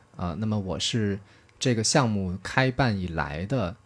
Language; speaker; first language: Chinese; native; Chinese